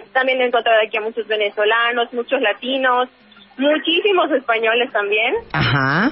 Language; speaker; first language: Spanish; native; Spanish